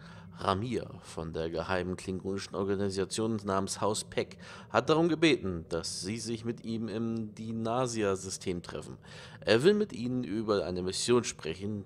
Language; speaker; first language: German; native; German